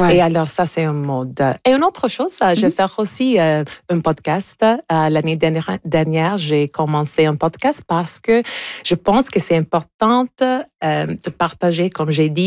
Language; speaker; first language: French; early bilingual, heritage; English